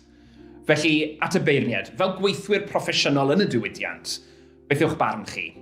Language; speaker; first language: Welsh; native; Welsh